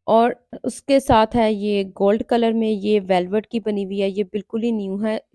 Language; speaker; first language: Urdu; non-native, local second language; Punjabi